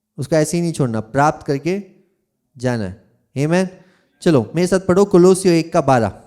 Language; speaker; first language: Hindi; non-native, local second language; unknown